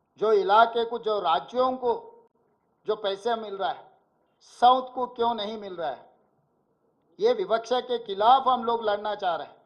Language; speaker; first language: Hindi; non-native, local second language; Telugu